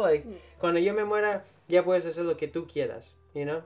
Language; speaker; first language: Spanish; early bilingual, heritage; Spanish